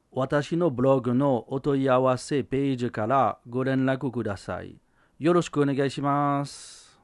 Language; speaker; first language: Japanese; non-native, learner; French